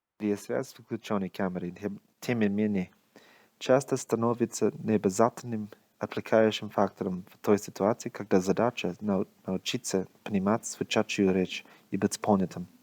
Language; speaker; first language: Russian; non-native, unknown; English